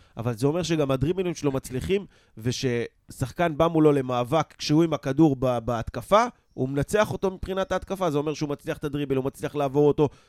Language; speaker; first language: Hebrew; native; Hebrew